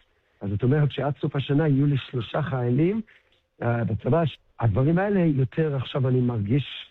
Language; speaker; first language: Hebrew; early bilingual, heritage; English